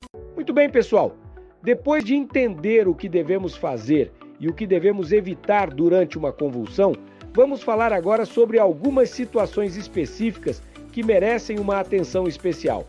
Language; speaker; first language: Portuguese; native; Portuguese